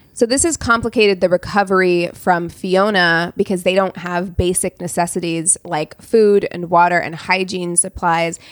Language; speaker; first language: English; native; English